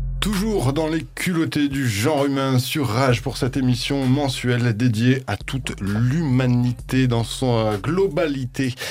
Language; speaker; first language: French; native; French